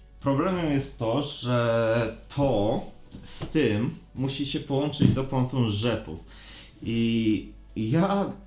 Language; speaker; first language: Polish; native; Polish